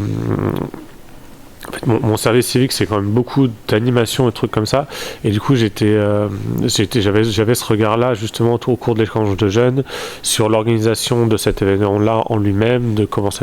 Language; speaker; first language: French; native; French